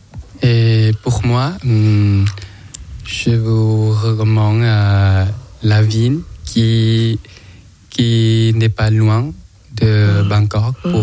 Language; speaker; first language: French; non-native, learner; Thai